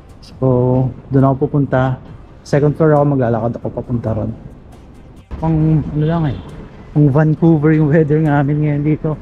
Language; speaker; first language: Filipino; native; Filipino